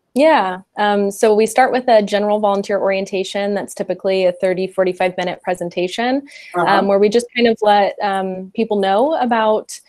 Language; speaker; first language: English; native; English